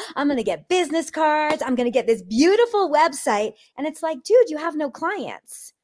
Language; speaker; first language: English; native; English